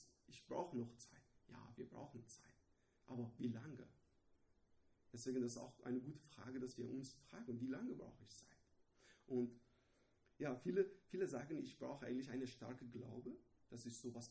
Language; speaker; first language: German; non-native, learner; Persian